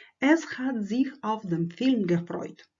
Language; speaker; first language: German; non-native, fluent; Ukrainian